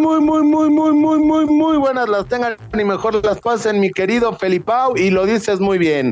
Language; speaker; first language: Spanish; native; Spanish